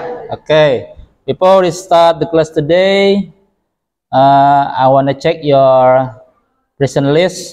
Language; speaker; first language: English; non-native, local second language; Indonesian